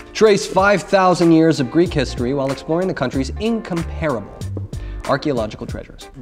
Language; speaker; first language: English; native; English